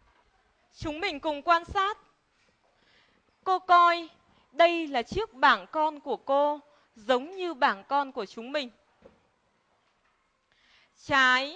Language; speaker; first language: Vietnamese; native; Vietnamese